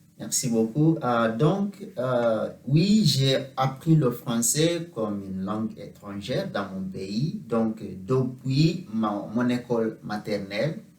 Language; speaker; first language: French; non-native, fluent; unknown